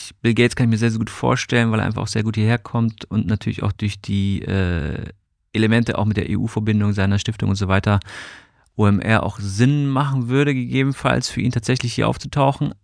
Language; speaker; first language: German; native; German